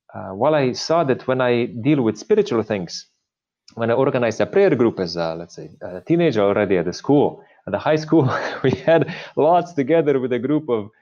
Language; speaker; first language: English; non-native, fluent; Slovenian